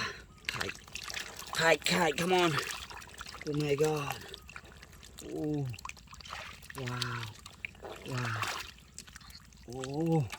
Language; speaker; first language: English; non-native, learner; Vietnamese